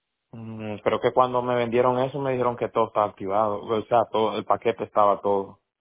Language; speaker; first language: Spanish; native; Spanish